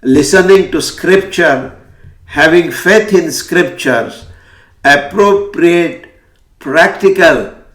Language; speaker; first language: English; non-native, local second language; Hindi